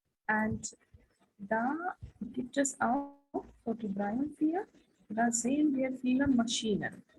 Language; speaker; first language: German; non-native, fluent; Hindi